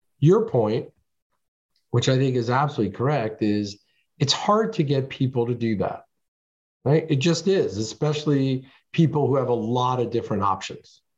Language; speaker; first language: English; early bilingual, other home language; French